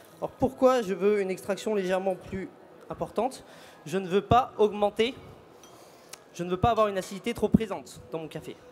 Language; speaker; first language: French; native; French